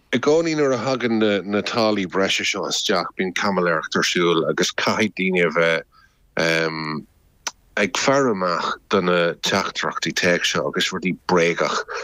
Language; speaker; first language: Irish; native; Irish